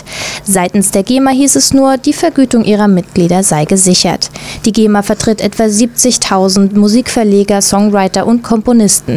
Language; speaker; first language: German; native; German